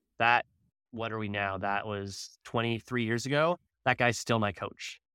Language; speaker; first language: English; native; English